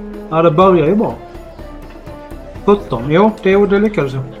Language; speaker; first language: Swedish; native; Swedish